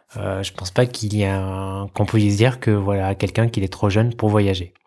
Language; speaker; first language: French; native; French